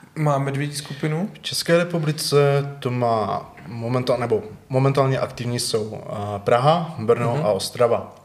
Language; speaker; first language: Czech; native; Czech